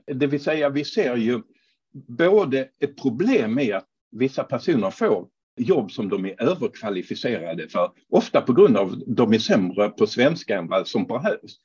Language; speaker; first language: Swedish; non-native, fluent; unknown